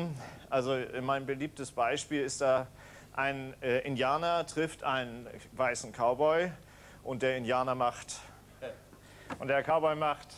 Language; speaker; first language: German; native; German